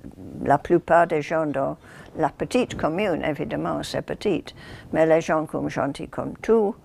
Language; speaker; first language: French; non-native, fluent; English